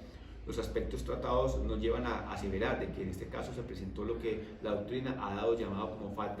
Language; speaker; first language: Spanish; native; Spanish